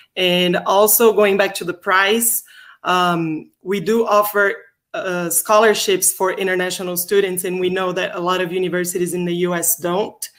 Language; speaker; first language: English; non-native, fluent; Portuguese